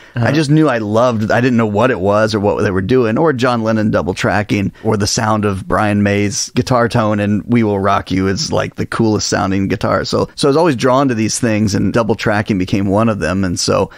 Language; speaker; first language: English; native; English